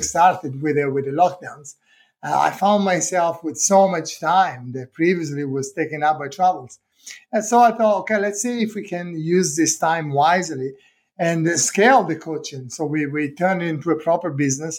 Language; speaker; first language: English; non-native, fluent; Italian